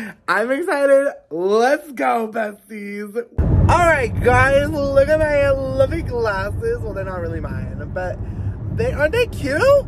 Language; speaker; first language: English; native; English